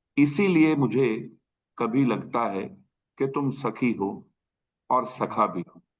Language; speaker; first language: Hindi; native; Hindi